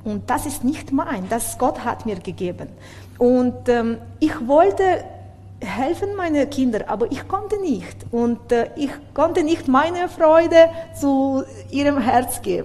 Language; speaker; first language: German; non-native, learner; Ukrainian